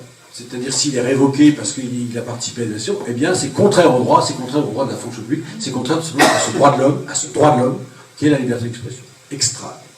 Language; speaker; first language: French; native; French